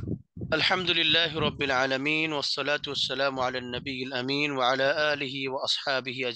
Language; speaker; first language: Arabic; non-native, fluent; Bangla